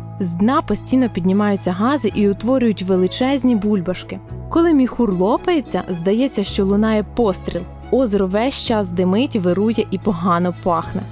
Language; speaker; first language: Ukrainian; native; Ukrainian